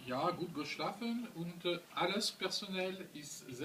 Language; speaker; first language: German; non-native, learner; French